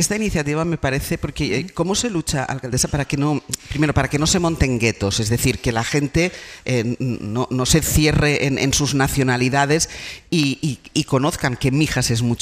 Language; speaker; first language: Spanish; native; Spanish